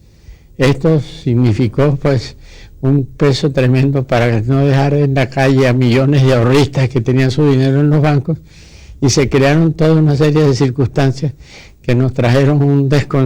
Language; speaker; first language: Spanish; native; Spanish